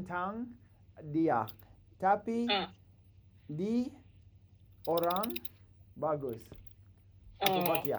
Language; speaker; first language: Indonesian; non-native, learner; English